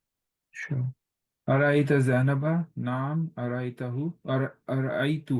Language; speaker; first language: Arabic; non-native, learner; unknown